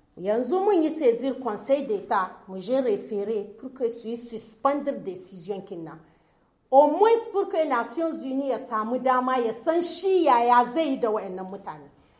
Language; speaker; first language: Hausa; non-native, local second language; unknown